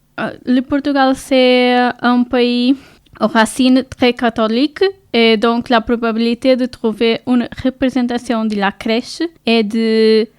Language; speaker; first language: French; non-native, learner; Portuguese